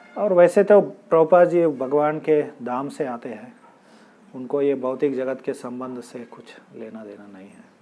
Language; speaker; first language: Hindi; non-native, local second language; Kannada